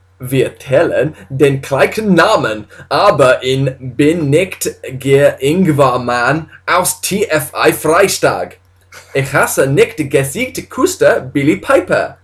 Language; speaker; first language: German; non-native, learner; English